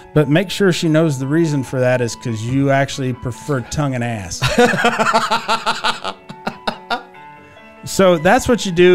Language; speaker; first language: English; native; English